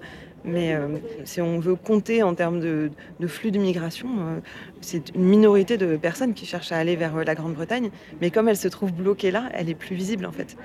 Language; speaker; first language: French; native; French